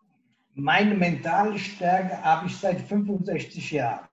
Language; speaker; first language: German; non-native, local second language; Italian